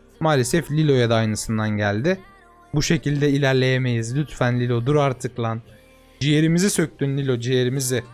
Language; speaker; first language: Turkish; native; Turkish